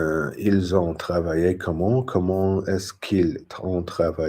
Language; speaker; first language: French; non-native, learner; English